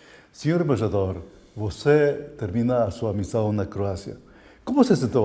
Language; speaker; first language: Portuguese; non-native, fluent; Croatian